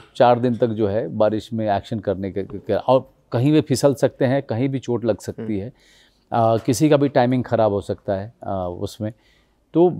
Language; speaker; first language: Hindi; native; Hindi